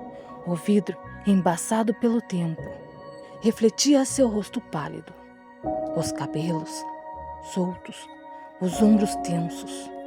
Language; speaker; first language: Portuguese; native; Portuguese